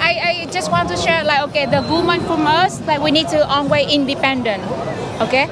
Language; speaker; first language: English; non-native, learner; Vietnamese